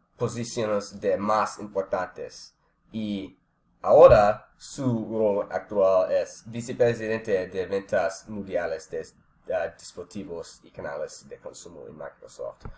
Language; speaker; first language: Spanish; non-native, learner; English